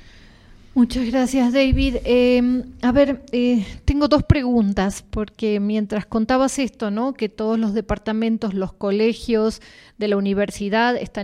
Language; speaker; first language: Spanish; native; Spanish